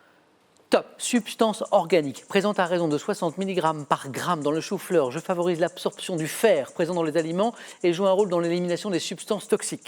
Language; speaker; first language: French; native; French